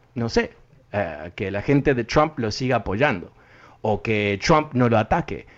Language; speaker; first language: Spanish; native; Spanish